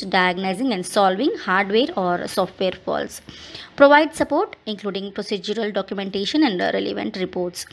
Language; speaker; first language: English; non-native, local second language; Telugu